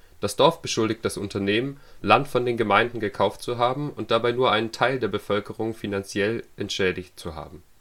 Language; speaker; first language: German; native; German